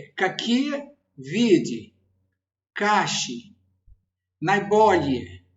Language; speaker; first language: Russian; non-native, learner; Portuguese